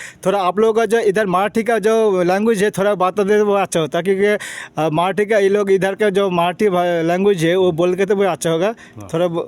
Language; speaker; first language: Hindi; non-native, local second language; Bangla